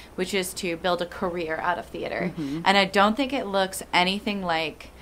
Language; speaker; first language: English; native; English